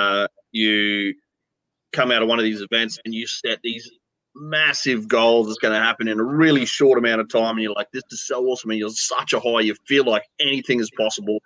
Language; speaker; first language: English; native; English